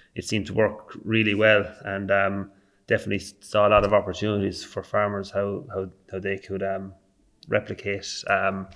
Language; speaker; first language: English; native; English